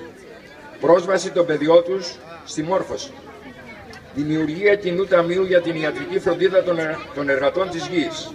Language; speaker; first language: Greek; native; Greek